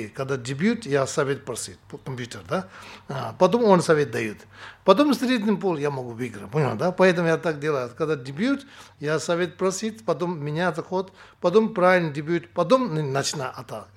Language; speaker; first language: Russian; non-native, learner; Tibetan